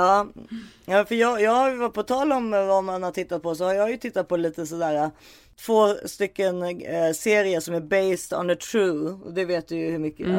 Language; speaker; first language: Swedish; native; Swedish